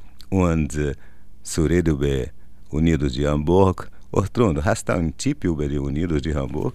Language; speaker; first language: German; non-native, learner; Portuguese